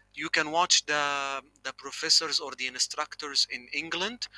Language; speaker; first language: English; non-native, fluent; Arabic